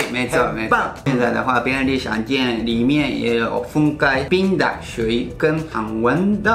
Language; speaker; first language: Chinese; non-native, fluent; Japanese